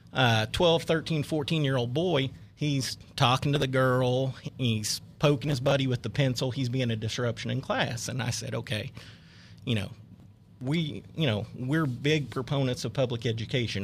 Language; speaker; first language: English; native; English